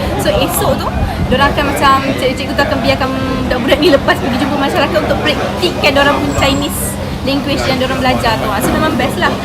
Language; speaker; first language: Malay; native; Malay